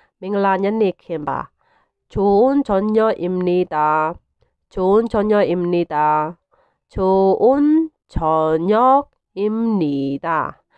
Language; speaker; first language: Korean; non-native, fluent; Burmese